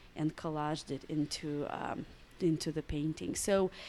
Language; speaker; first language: English; early bilingual, other home language; Russian